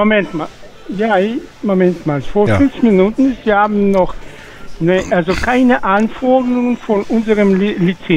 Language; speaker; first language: German; non-native, fluent; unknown